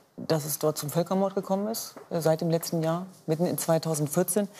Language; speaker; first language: German; native; German